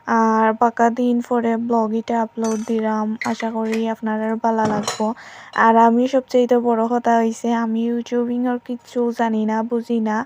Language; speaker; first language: Bangla; non-native, local second language; Sylheti